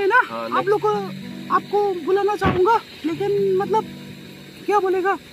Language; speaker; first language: Hindi; non-native, local second language; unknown